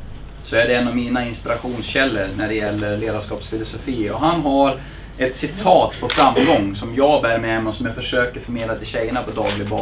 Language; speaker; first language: Swedish; native; Swedish